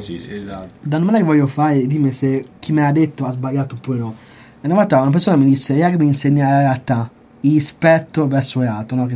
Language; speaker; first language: Italian; native; Italian